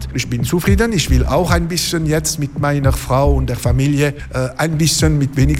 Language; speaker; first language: German; non-native, fluent; French